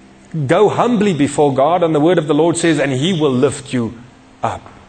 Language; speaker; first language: English; non-native, local second language; Afrikaans